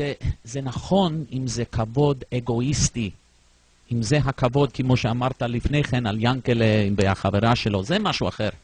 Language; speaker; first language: Hebrew; non-native, fluent; English